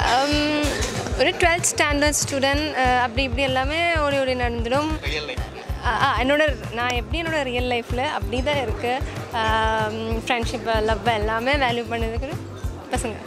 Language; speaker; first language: Tamil; non-native, local second language; Malayalam